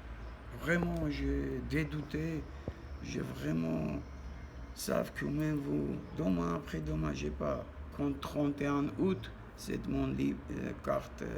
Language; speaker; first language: French; non-native, learner; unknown